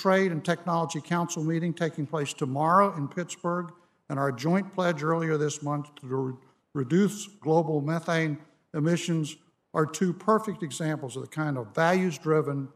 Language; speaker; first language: English; native; English